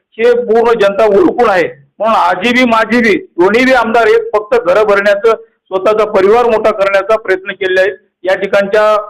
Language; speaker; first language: Marathi; native; Marathi